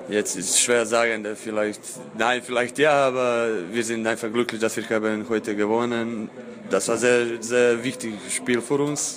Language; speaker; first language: German; non-native, fluent; Croatian